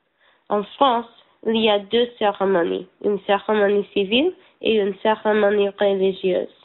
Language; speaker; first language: French; non-native, learner; English